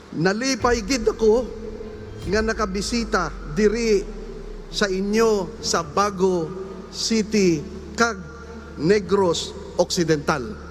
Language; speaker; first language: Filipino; non-native, local second language; Iloko